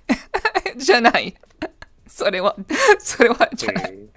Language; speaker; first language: Japanese; non-native, learner; English